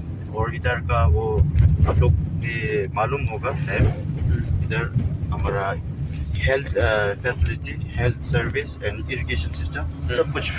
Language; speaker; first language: Hindi; non-native, fluent; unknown